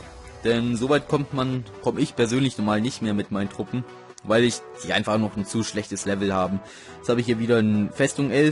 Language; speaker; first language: German; native; German